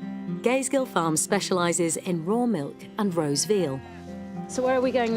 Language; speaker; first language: English; native; English